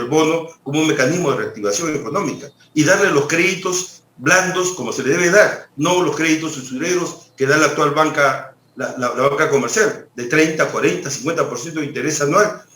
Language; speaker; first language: Spanish; native; Spanish